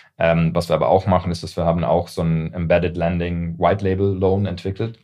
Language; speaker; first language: German; early bilingual, heritage; English